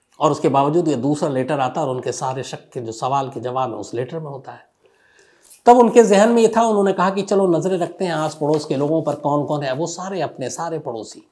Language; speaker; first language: Hindi; native; Hindi